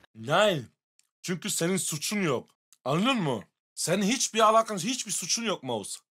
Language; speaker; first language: Turkish; early bilingual, heritage; Turkish